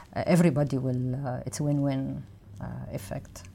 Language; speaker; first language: English; non-native, fluent; Arabic